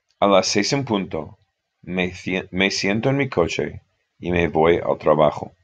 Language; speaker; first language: Spanish; non-native, fluent; English